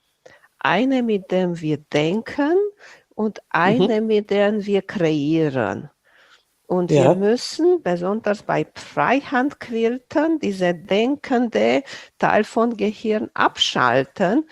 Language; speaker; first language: German; non-native, fluent; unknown